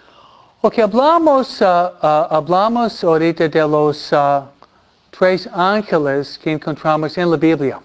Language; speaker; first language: Spanish; non-native, fluent; English